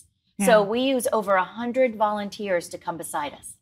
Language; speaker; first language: English; native; English